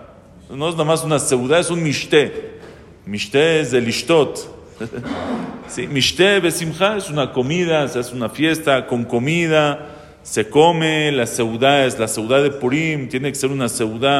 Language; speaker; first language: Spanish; native; Spanish